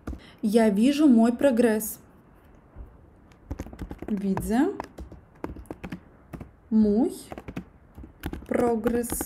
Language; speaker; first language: Polish; non-native, learner; Russian